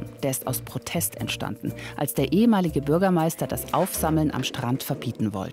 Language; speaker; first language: German; native; German